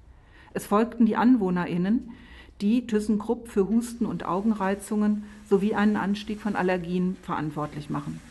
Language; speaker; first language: German; native; German